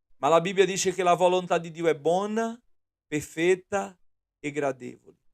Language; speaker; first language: Italian; non-native, fluent; Portuguese